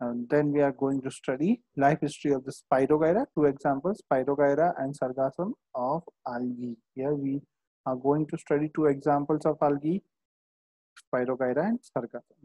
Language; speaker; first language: English; non-native, local second language; Gujarati